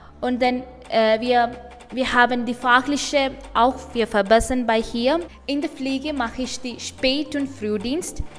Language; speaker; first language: German; non-native, learner; Malayalam